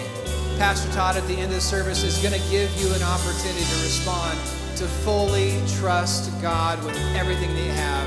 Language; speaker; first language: English; native; English